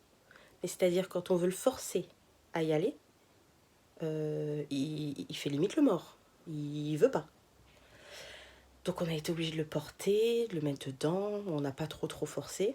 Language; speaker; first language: French; native; French